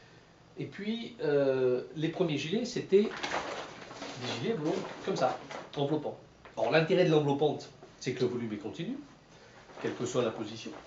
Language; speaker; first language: French; native; French